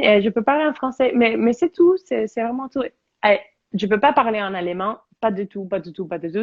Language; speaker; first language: French; non-native, fluent; English